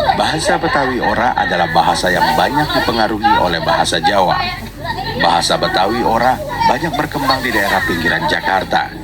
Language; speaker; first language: Indonesian; native; Indonesian